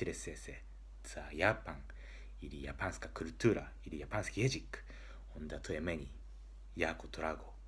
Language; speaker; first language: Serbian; non-native, learner; Japanese